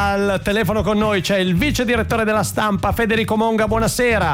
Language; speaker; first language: Italian; native; Italian